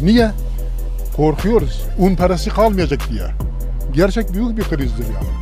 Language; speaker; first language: Turkish; non-native, local second language; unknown